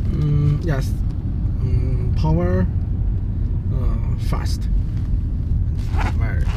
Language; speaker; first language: English; non-native, learner; Chinese